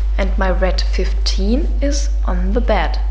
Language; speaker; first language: English; non-native, fluent; German